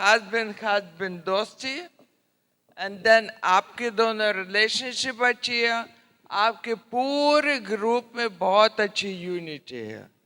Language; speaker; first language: Hindi; non-native, learner; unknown